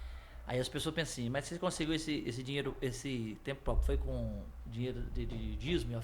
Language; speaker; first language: Portuguese; native; Portuguese